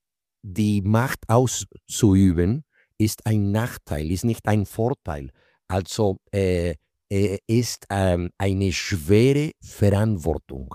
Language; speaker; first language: German; non-native, fluent; Spanish